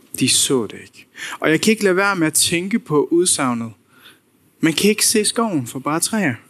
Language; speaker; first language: Danish; non-native, local second language; Faroese